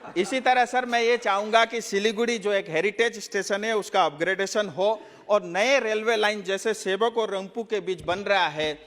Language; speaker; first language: Hindi; non-native, local second language; Nepali